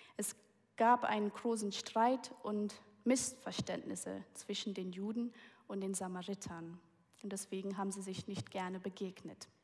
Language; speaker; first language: German; early bilingual, heritage; German